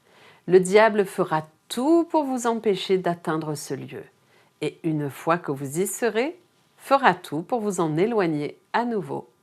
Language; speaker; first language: French; native; French